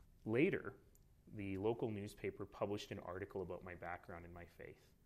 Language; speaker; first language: English; native; English